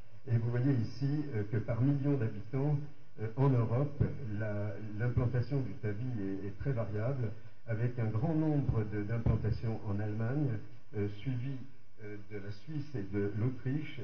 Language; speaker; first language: French; native; French